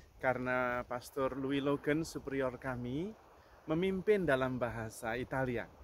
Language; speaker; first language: Indonesian; non-native, local second language; Javanese